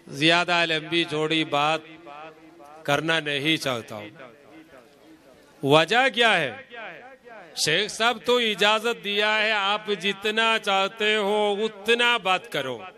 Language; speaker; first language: Hindi; non-native, local second language; Malayalam